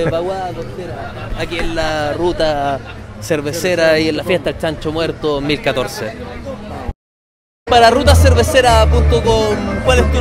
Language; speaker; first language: Spanish; native; Spanish